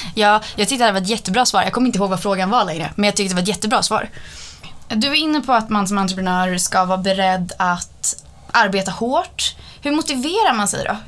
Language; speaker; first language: Swedish; native; Swedish